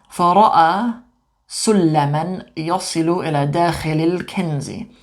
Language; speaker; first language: Arabic; non-native, fluent; English